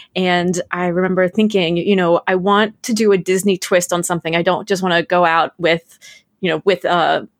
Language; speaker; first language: English; native; English